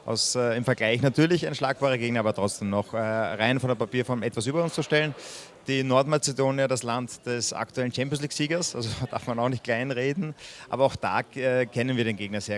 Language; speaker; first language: German; native; German